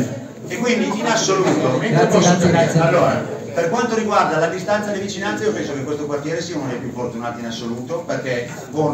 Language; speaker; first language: Italian; native; Italian